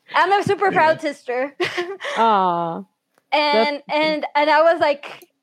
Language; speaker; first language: English; early bilingual, other home language; Spanish